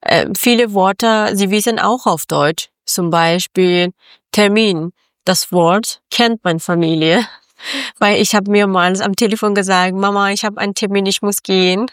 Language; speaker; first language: German; non-native, learner; Persian